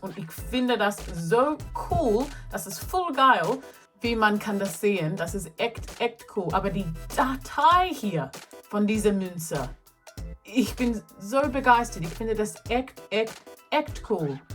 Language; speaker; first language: German; non-native, learner; English